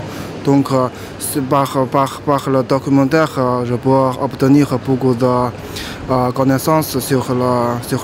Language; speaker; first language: French; non-native, learner; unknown